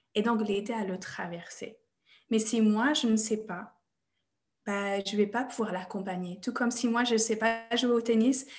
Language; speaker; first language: French; non-native, fluent; English